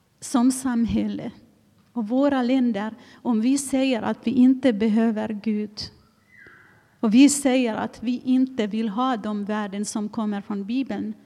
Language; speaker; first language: Swedish; non-native, fluent; Finnish